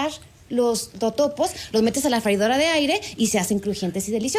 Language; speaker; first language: Spanish; native; Spanish